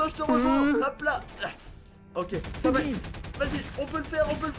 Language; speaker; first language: French; native; French